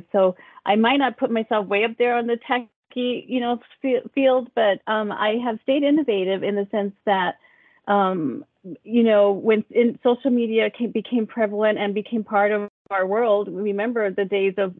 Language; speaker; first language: English; native; English